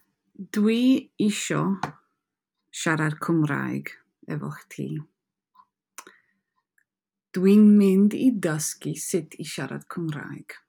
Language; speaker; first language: Welsh; non-native, learner; English